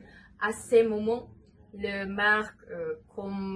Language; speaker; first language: French; non-native, learner; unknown